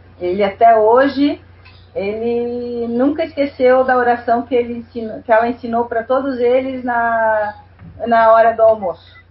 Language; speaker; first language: Portuguese; non-native, fluent; Spanish